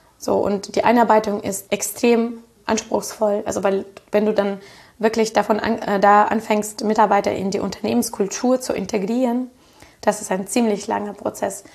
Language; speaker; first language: German; non-native, fluent; Russian